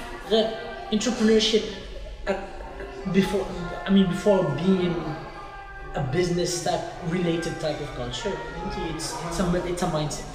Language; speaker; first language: English; non-native, fluent; Arabic